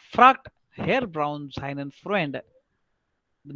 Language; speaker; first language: German; non-native, fluent; Marathi